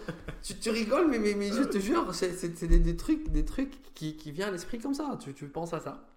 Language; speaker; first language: French; non-native, fluent; Arabic